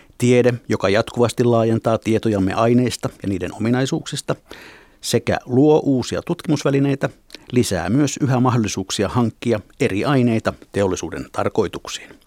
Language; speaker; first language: Finnish; native; Finnish